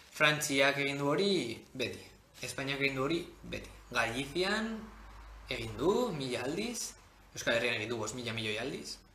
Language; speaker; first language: Basque; non-native, local second language; Spanish